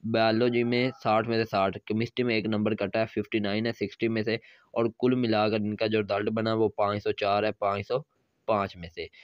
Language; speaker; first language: Urdu; non-native, local second language; Punjabi